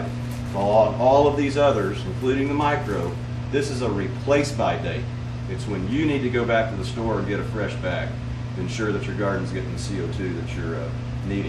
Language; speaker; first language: English; native; English